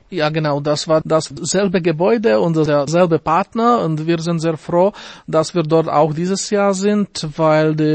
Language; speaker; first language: German; non-native, fluent; Slovak